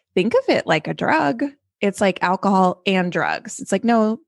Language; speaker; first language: English; native; English